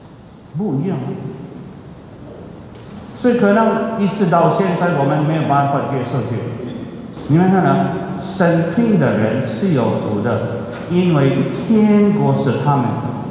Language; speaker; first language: Chinese; non-native, fluent; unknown